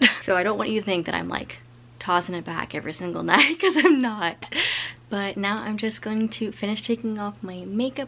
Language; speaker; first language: English; native; English